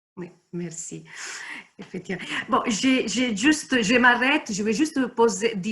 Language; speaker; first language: French; non-native, fluent; Italian